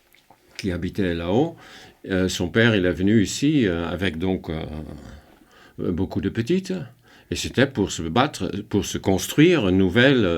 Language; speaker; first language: French; non-native, fluent; Dutch